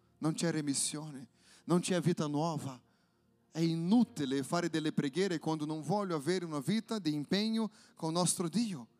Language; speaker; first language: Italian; non-native, fluent; Portuguese